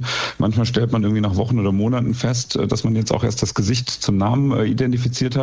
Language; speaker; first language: German; native; German